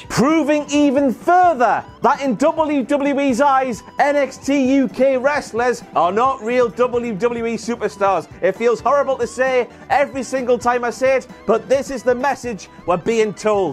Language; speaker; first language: English; native; English